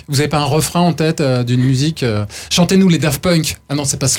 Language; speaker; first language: French; native; French